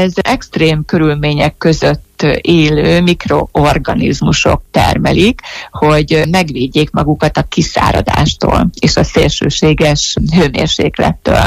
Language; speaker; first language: Hungarian; native; Hungarian